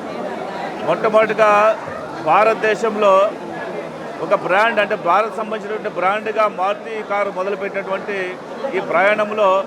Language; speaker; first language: Telugu; native; Telugu